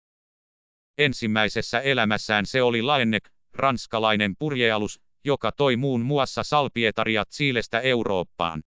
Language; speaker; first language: Finnish; native; Finnish